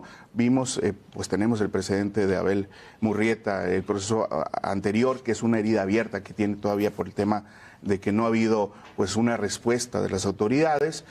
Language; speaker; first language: Spanish; native; Spanish